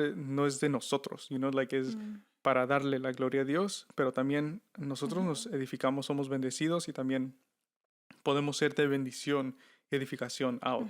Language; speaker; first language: Spanish; early bilingual, heritage; Spanish